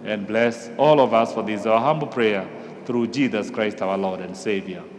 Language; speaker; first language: English; non-native, local second language; Kikuyu